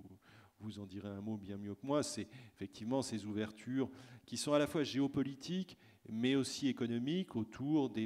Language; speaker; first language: French; native; French